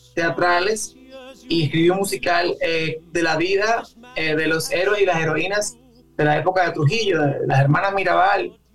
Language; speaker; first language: Spanish; native; Spanish